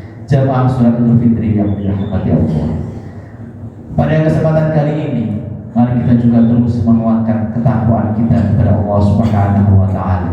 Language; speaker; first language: Indonesian; native; Indonesian